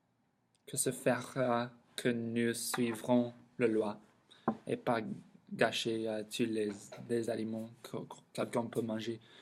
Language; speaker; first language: French; non-native, learner; English